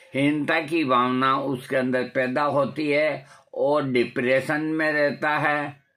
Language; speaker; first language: Hindi; non-native, local second language; Marwari